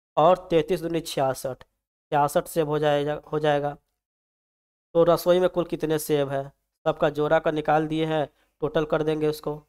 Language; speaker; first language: Hindi; native; Hindi